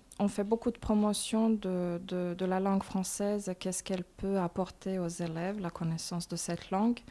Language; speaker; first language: French; non-native, fluent; Bosnian